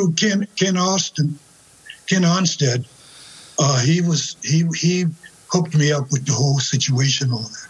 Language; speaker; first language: English; native; English